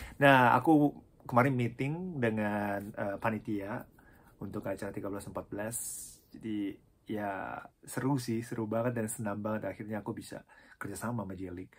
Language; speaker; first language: Indonesian; non-native, fluent; Japanese